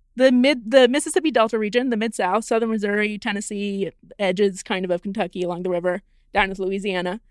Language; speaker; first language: English; native; English